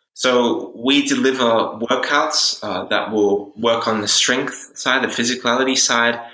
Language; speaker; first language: English; native; English